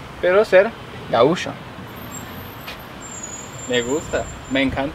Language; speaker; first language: Spanish; non-native, learner; Portuguese